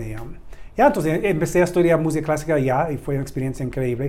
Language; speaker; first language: Spanish; non-native, learner; English